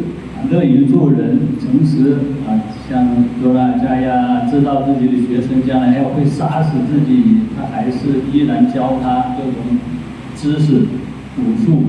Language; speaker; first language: Chinese; native; Chinese